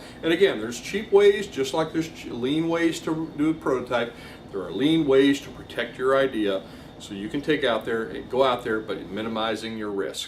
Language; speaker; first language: English; native; English